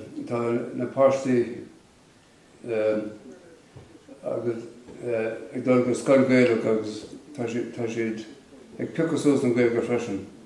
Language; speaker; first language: Irish; non-native, local second language; English